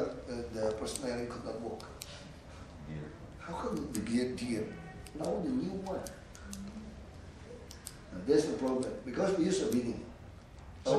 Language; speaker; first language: English; non-native, learner; Indonesian